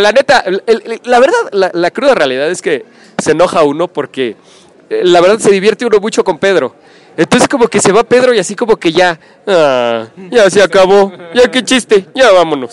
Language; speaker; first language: Spanish; native; Spanish